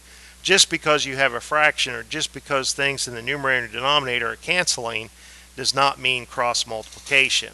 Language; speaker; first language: English; native; English